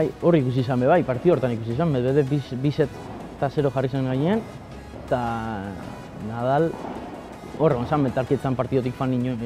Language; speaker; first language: Basque; native; Basque